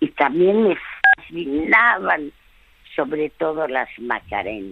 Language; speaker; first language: Spanish; early bilingual, other home language; French